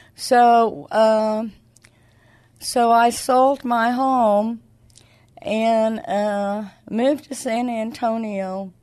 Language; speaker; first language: English; native; English